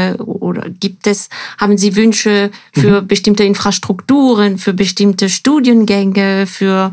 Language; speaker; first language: German; non-native, fluent; French